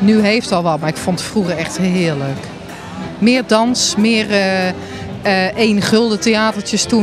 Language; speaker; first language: Dutch; native; Dutch